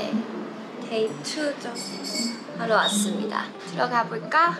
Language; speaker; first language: Korean; non-native, fluent; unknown